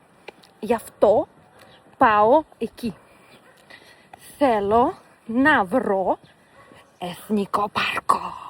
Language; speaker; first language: Greek; non-native, fluent; Russian